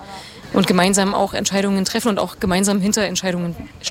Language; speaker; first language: German; native; German